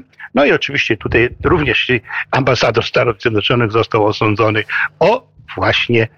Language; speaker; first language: Polish; native; Polish